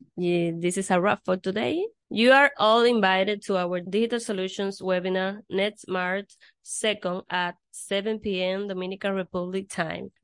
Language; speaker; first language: English; non-native, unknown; Spanish